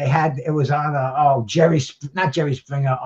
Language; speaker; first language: English; native; English